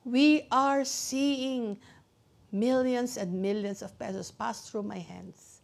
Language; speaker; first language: English; non-native, local second language; Filipino